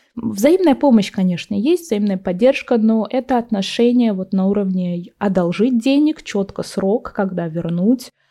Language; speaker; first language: Russian; native; Russian